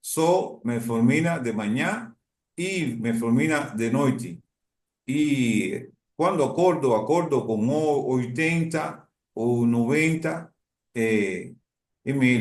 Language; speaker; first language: Portuguese; non-native, learner; Spanish